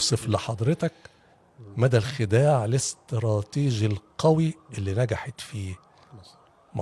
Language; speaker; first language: Arabic; native; Arabic